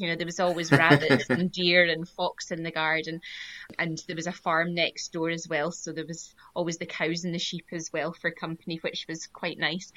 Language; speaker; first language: English; native; English